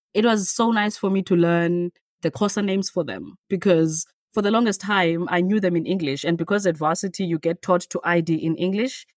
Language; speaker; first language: English; non-native, local second language; Xhosa